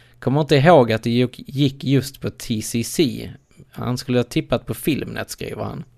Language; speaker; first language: Swedish; native; Swedish